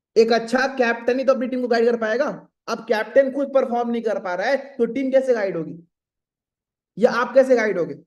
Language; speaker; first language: Hindi; native; Hindi